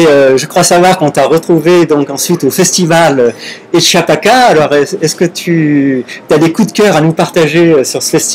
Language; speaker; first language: French; native; French